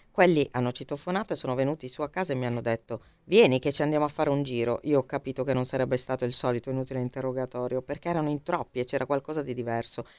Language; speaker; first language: Italian; native; Italian